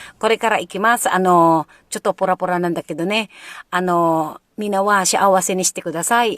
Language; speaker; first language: Japanese; non-native, learner; Filipino